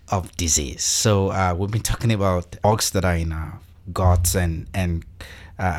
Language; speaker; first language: English; non-native, local second language; Yoruba